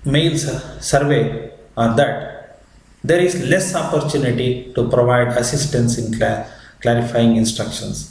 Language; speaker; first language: English; non-native, local second language; Kannada